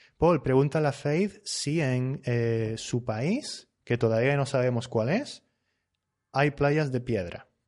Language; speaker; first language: Spanish; native; Spanish